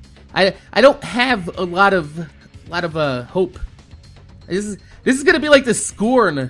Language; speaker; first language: English; native; English